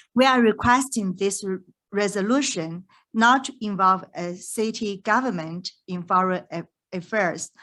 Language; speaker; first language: English; non-native, fluent; Chinese